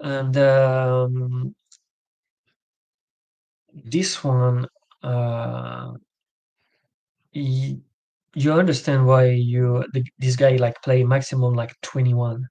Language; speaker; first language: English; non-native, learner; French